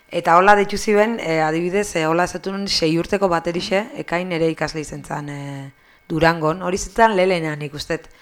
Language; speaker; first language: Basque; native; Basque